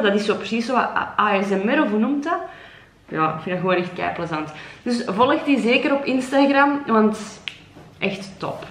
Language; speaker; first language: Dutch; native; Dutch